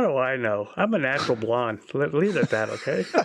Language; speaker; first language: English; native; English